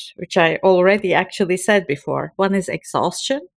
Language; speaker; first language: English; non-native, fluent; Turkish